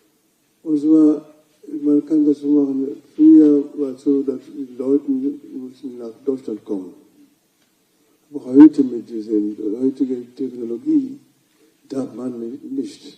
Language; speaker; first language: German; non-native, fluent; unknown